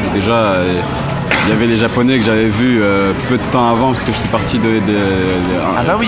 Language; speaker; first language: French; native; French